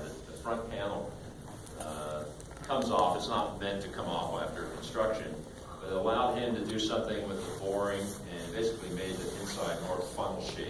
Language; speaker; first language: English; native; English